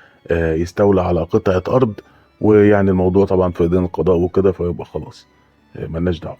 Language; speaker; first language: Arabic; native; Arabic